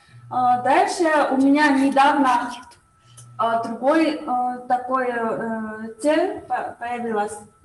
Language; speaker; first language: Russian; non-native, learner; Korean